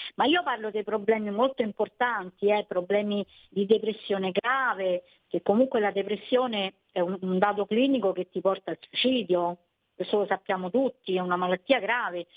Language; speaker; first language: Italian; native; Italian